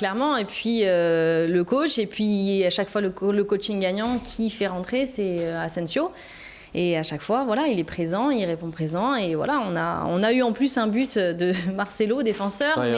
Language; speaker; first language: French; native; French